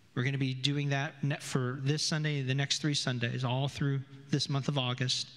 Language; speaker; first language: English; native; English